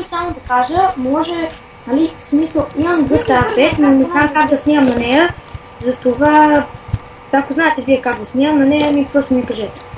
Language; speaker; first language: Bulgarian; native; Bulgarian